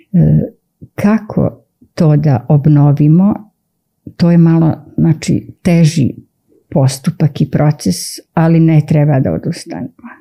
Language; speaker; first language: Croatian; native; Croatian